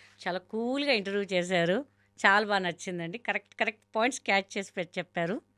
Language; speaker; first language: Telugu; non-native, local second language; Hindi